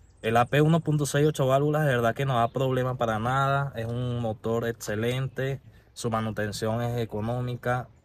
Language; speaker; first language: Spanish; native; Spanish